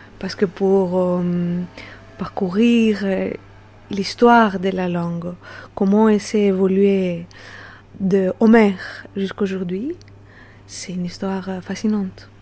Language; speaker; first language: French; non-native, fluent; Greek